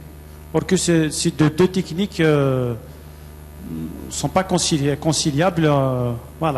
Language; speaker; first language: French; non-native, local second language; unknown